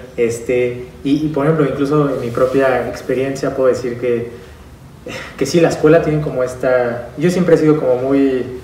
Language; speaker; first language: Spanish; native; Spanish